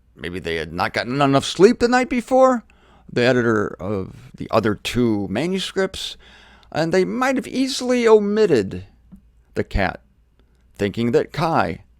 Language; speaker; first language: English; native; English